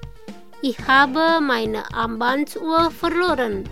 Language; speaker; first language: German; non-native, fluent; Indonesian